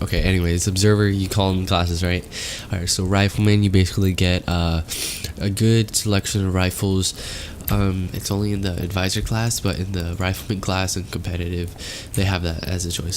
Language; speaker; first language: English; native; English